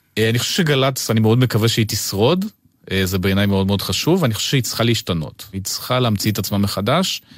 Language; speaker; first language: Hebrew; early bilingual, other home language; Russian